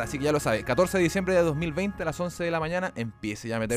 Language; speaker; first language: Spanish; native; Spanish